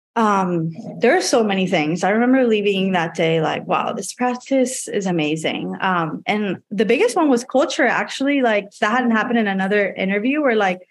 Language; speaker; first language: English; non-native, fluent; Spanish